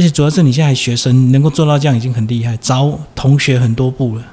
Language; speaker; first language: Chinese; native; Chinese